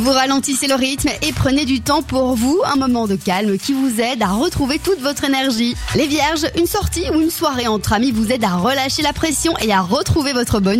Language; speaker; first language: French; native; French